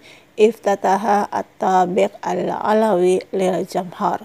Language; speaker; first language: Arabic; non-native, learner; Indonesian